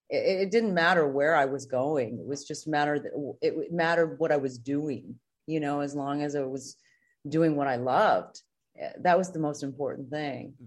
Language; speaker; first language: English; native; English